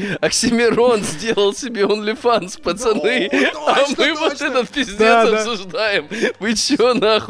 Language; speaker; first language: Russian; native; Russian